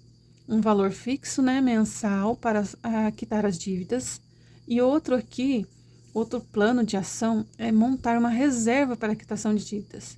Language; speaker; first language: Portuguese; native; Portuguese